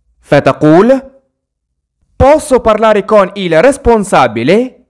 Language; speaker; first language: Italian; non-native, fluent; Arabic